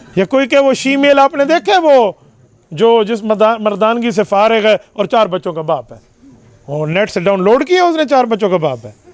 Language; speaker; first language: Urdu; non-native, local second language; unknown